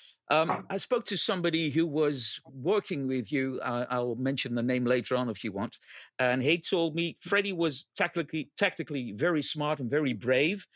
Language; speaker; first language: English; non-native, fluent; Dutch